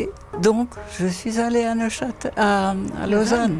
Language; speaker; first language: French; non-native, fluent; Dutch